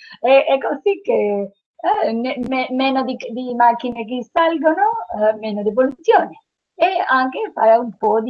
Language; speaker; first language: Italian; non-native, learner; Spanish